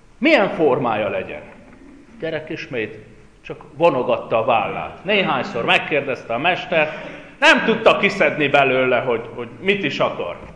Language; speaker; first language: Hungarian; native; Hungarian